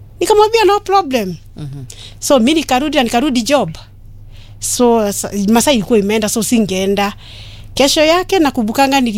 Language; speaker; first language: Swahili; non-native, local second language; Kikuyu